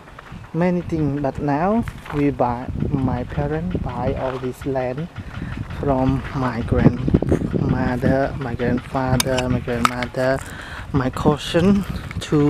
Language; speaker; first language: English; non-native, learner; Khmer